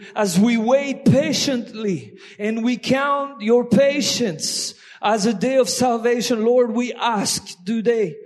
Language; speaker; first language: English; non-native, fluent; French